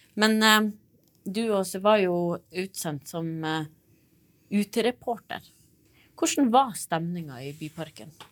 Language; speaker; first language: Norwegian; native; Norwegian